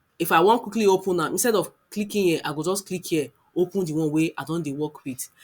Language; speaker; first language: Nigerian Pidgin; non-native, local second language; Yoruba